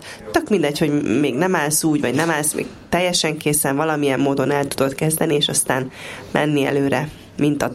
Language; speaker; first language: Hungarian; native; Hungarian